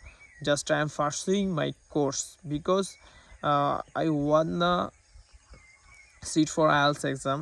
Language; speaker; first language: English; non-native, learner; Bangla